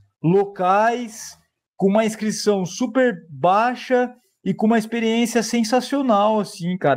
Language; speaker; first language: Portuguese; native; Portuguese